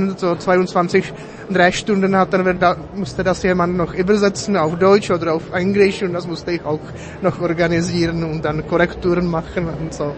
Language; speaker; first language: German; non-native, fluent; Czech